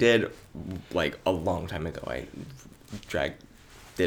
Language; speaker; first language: English; native; English